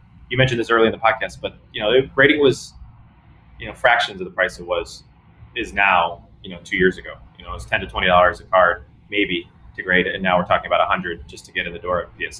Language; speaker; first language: English; native; English